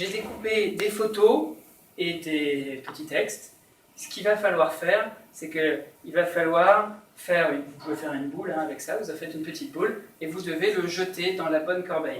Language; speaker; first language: French; native; French